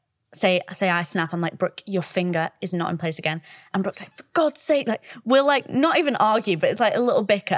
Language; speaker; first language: English; native; English